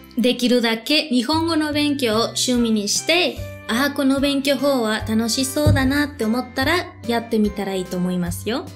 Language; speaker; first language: Japanese; non-native, fluent; Spanish